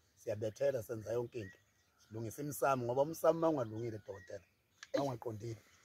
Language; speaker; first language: Zulu; native; Zulu